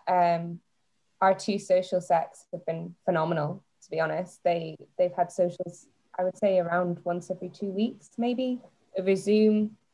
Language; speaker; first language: English; native; English